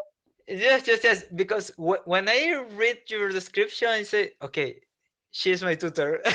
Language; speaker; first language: English; non-native, learner; Spanish